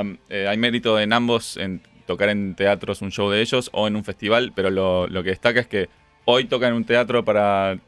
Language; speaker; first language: Spanish; native; Spanish